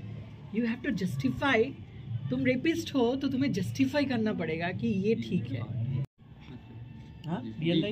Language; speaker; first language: Hindi; non-native, local second language; Bangla